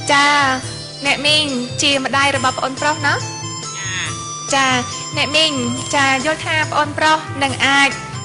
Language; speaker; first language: Khmer; native; Khmer